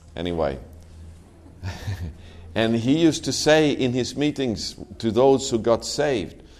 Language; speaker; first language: English; non-native, fluent; Swedish